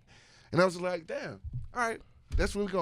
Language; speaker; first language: English; native; English